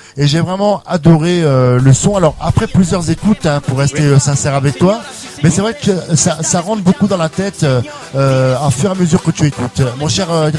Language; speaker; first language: French; native; French